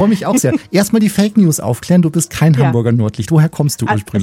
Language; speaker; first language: German; native; German